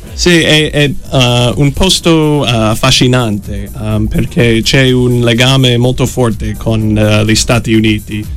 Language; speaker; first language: Italian; non-native, fluent; English